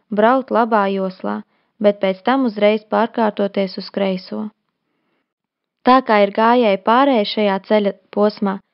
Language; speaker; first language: Latvian; non-native, local second language; Russian